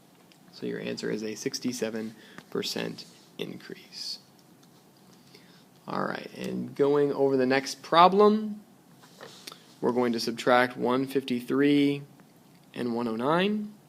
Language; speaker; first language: English; native; English